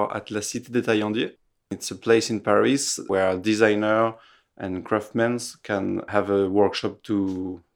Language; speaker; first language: English; non-native, fluent; French